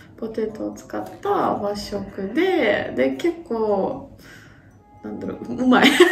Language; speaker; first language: Japanese; non-native, fluent; Russian